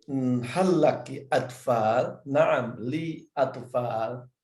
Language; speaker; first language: Arabic; non-native, fluent; Indonesian